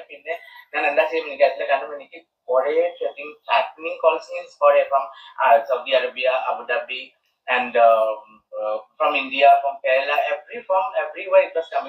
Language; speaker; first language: Malayalam; non-native, fluent; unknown